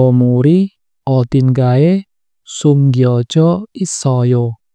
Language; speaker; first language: Korean; non-native, fluent; Indonesian